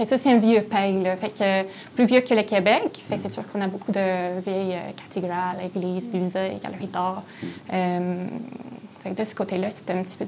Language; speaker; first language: French; non-native, fluent; English